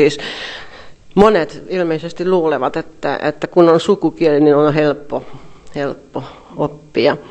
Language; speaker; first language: Finnish; non-native, fluent; Hungarian